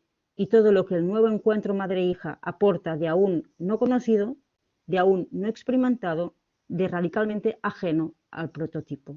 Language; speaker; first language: Spanish; native; Spanish